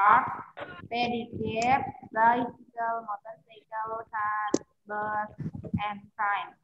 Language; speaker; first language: English; non-native, learner; Indonesian